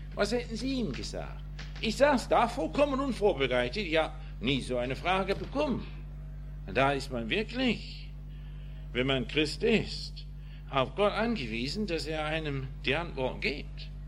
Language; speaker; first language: German; non-native, fluent; English